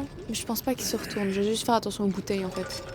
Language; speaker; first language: French; native; French